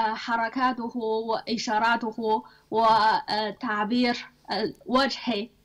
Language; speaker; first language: Arabic; non-native, learner; Chinese